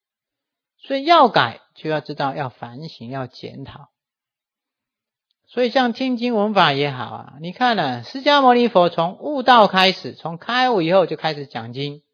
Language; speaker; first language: Chinese; native; Chinese